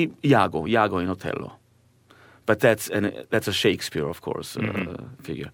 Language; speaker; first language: English; non-native, fluent; Hebrew